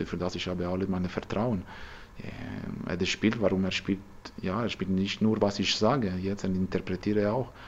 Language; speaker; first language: German; non-native, learner; French